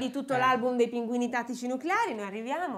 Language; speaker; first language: Italian; native; Italian